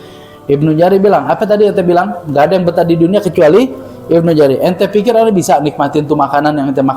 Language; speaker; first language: Indonesian; native; Indonesian